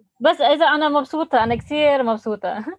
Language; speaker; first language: Arabic; non-native, learner; English